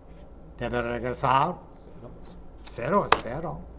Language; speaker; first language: Spanish; non-native, fluent; English